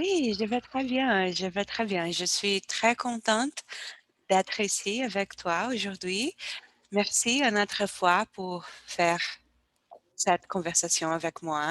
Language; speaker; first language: French; non-native, learner; Portuguese